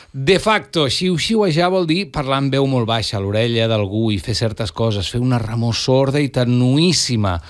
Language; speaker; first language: Catalan; native; Catalan